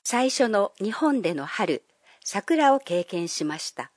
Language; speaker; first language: Japanese; non-native, fluent; English